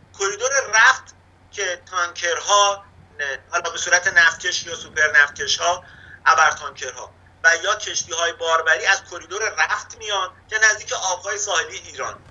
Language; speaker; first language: Persian; native; Persian